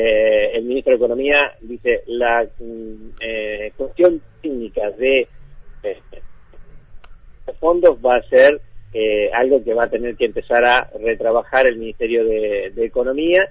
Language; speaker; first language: Spanish; native; Spanish